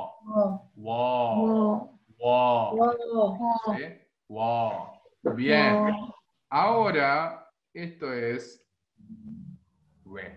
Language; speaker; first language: Spanish; non-native, fluent; Korean